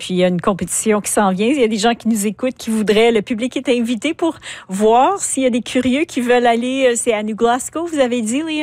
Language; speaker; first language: French; native; French